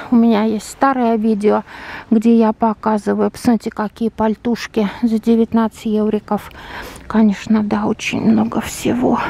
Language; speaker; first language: Russian; native; Russian